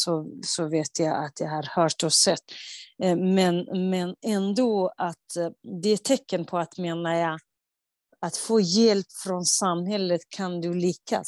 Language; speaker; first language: Swedish; non-native, fluent; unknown